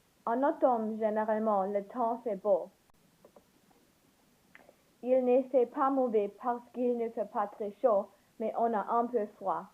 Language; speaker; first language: French; non-native, learner; English